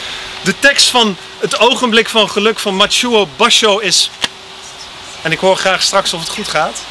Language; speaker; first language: Dutch; native; Dutch